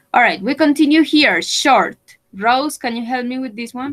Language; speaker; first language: English; non-native, fluent; Spanish